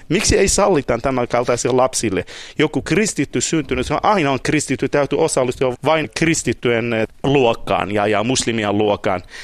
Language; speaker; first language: Finnish; non-native, fluent; Kurdish